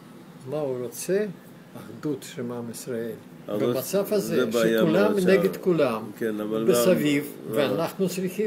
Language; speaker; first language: Hebrew; non-native, learner; Russian